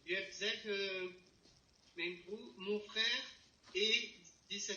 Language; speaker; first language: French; non-native, learner; Dutch